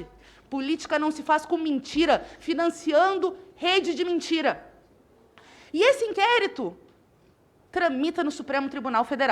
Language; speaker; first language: Portuguese; native; Portuguese